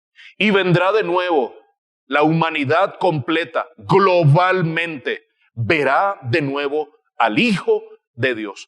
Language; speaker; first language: Spanish; native; Spanish